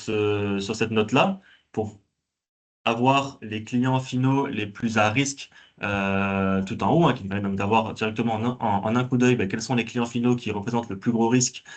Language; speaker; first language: French; native; French